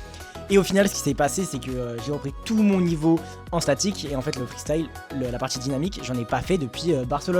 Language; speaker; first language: French; native; French